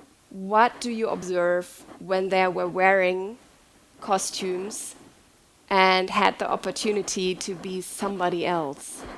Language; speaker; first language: English; non-native, fluent; German